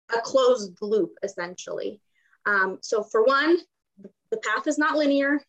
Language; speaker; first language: English; non-native, fluent; Ukrainian